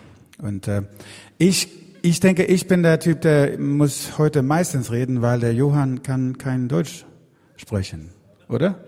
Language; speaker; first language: German; non-native, learner; Swedish